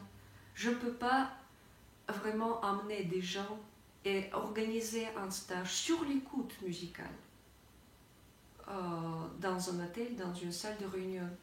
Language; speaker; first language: French; non-native, fluent; Russian